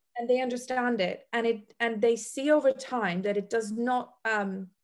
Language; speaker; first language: English; non-native, fluent; Bosnian